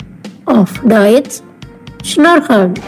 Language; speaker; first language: German; non-native, fluent; Indonesian